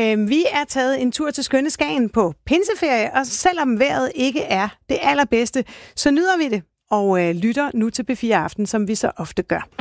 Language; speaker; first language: Danish; native; Danish